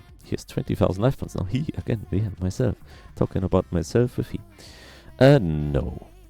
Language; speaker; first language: English; non-native, fluent; German